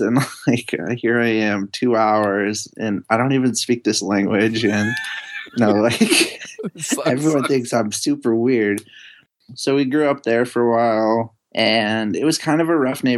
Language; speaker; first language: English; native; English